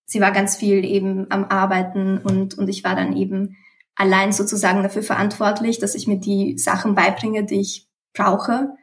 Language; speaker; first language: German; early bilingual, other home language; Romanian